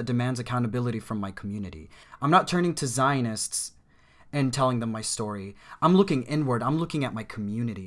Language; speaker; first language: English; native; English